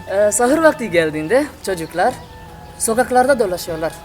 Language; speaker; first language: Turkish; non-native, fluent; Indonesian